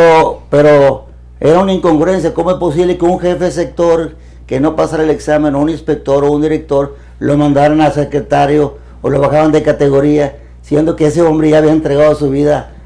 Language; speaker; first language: Spanish; native; Spanish